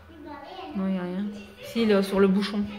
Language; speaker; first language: French; native; French